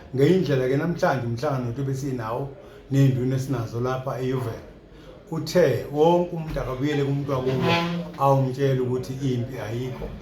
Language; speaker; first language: Zulu; native; Zulu